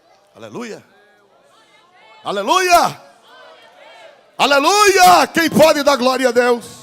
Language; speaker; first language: Portuguese; native; Portuguese